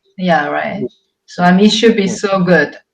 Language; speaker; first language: English; non-native, fluent; Japanese